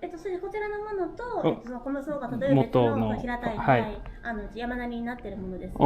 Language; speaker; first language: Japanese; native; Japanese